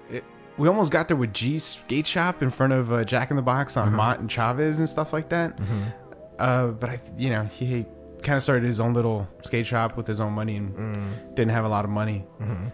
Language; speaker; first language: English; early bilingual, other home language; Spanish